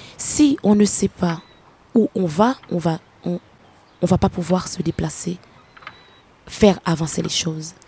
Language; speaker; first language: French; non-native, local second language; Haitian Creole